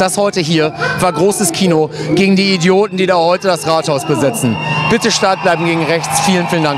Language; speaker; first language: German; native; German